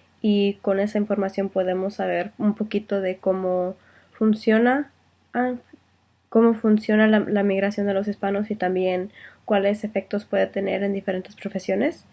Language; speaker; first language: Spanish; early bilingual, heritage; Spanish